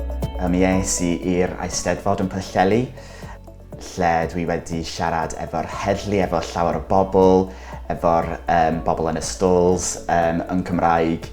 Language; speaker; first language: Welsh; non-native, local second language; English